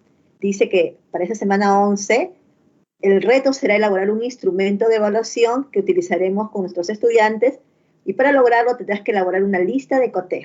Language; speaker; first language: Spanish; native; Spanish